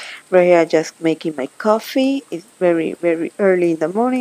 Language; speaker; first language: English; non-native, learner; Spanish